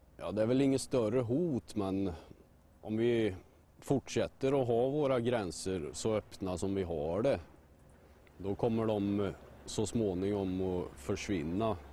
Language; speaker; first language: Swedish; native; Swedish